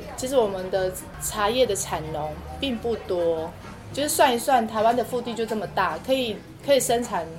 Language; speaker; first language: Chinese; non-native, local second language; Amis